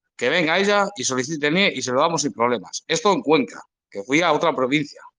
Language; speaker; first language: Spanish; native; Spanish